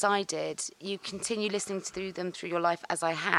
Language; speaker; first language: English; native; English